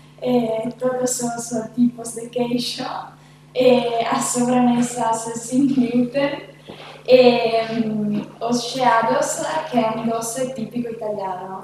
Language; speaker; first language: Galician; non-native, learner; Italian